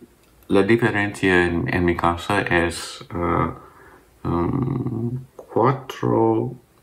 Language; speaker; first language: Spanish; non-native, learner; English